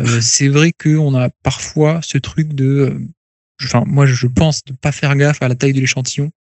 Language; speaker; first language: French; native; French